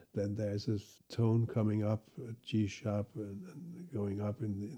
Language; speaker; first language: English; non-native, fluent; Danish